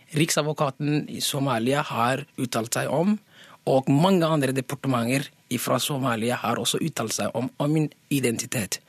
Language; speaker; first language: Norwegian; early bilingual, other home language; Somali